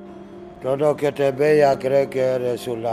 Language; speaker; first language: Spanish; non-native, learner; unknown